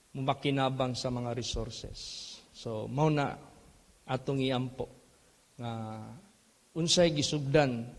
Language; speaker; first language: Cebuano; native; Cebuano